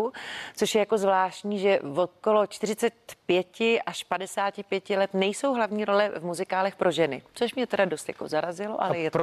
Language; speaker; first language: Czech; native; Czech